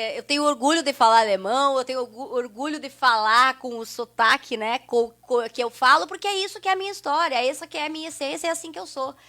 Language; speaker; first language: Portuguese; non-native, local second language; German